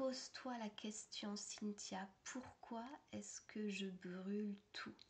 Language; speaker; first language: French; native; French